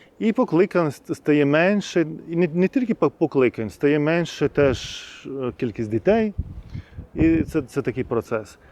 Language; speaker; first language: Ukrainian; non-native, fluent; Lithuanian